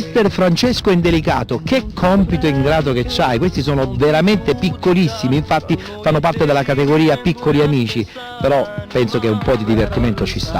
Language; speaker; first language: Italian; native; Italian